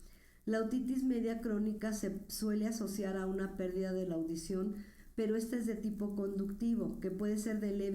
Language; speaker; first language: Spanish; native; Spanish